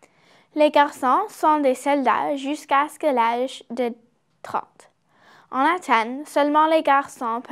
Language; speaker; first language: French; non-native, learner; English